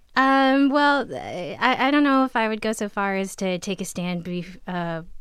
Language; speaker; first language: English; native; English